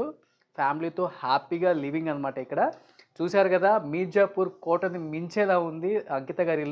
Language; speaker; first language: Telugu; native; Telugu